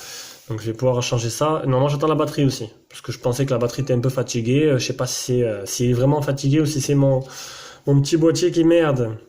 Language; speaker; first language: French; native; French